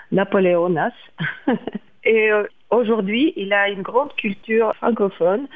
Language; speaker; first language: French; non-native, fluent; Lithuanian